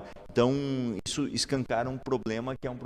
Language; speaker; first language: Portuguese; native; Portuguese